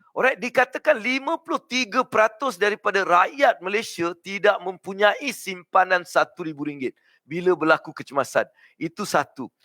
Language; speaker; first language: Malay; native; Malay